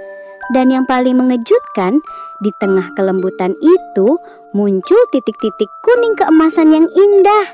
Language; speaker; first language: Indonesian; native; Indonesian